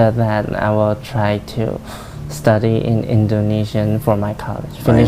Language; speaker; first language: English; non-native, learner; Chinese